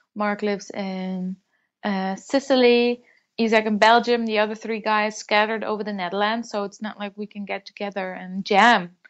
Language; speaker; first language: English; non-native, fluent; Dutch